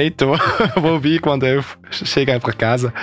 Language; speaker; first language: Portuguese; early bilingual, heritage; German